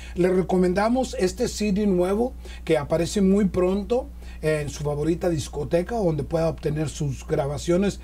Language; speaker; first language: Spanish; early bilingual, heritage; Spanish